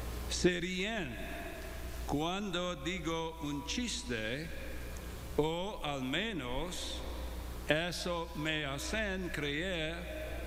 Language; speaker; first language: Spanish; non-native, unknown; English